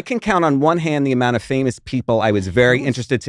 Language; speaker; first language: English; native; English